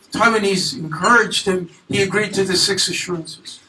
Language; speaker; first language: English; native; English